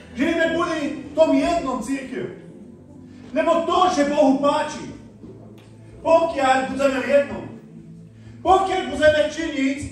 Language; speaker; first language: Slovak; non-native, local second language; Romany